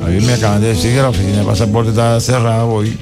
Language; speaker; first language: Spanish; native; Spanish